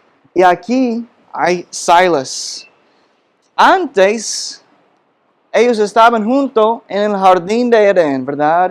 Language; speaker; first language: Spanish; non-native, fluent; English